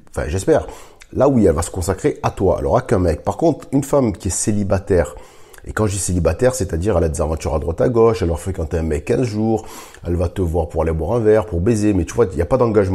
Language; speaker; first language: French; native; French